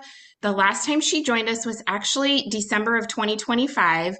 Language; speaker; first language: English; native; English